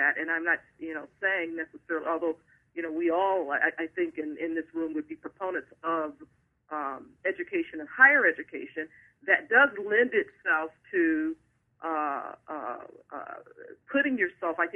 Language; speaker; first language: English; native; English